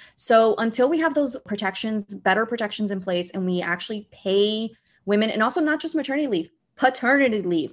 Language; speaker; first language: English; early bilingual, other home language; Portuguese